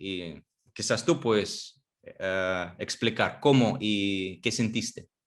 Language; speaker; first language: Spanish; non-native, fluent; Russian